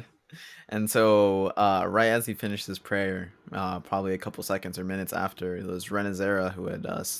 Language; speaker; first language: English; early bilingual, other home language; Spanish